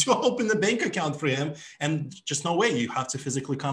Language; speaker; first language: English; non-native, fluent; Ukrainian